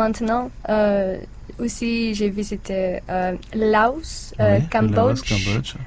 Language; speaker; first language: French; non-native, learner; English